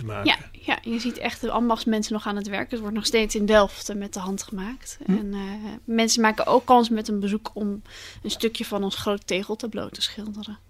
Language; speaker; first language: Dutch; native; Dutch